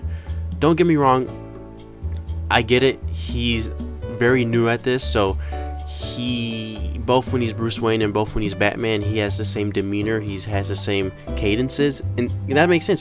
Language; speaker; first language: English; native; English